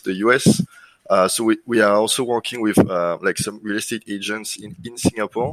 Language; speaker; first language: English; non-native, fluent; French